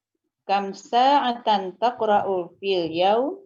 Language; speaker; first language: Arabic; non-native, learner; Indonesian